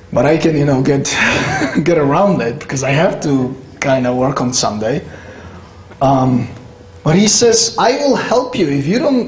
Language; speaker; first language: English; non-native, fluent; Polish